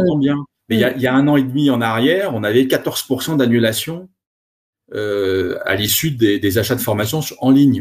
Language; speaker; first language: French; native; French